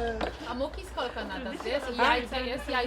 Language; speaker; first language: Russian; non-native, learner; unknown